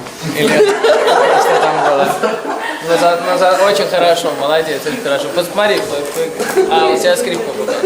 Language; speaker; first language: Russian; early bilingual, heritage; Russian